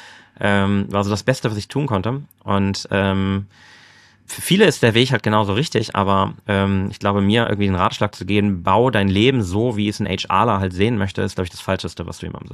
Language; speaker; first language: German; native; German